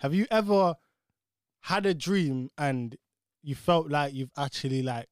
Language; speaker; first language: English; native; English